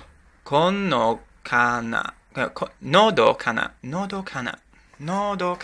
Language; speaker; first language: Japanese; non-native, learner; English